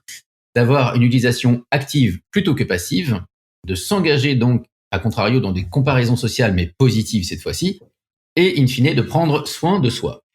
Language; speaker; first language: French; native; French